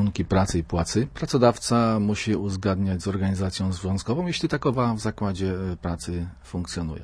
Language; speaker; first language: Polish; native; Polish